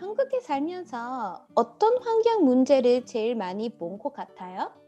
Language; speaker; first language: Korean; non-native, fluent; English